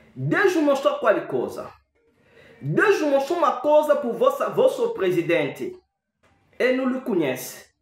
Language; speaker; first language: Portuguese; non-native, learner; French